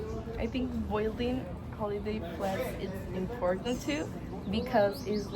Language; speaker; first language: English; non-native, learner; Spanish